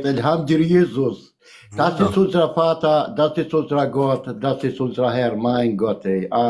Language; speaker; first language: German; non-native, fluent; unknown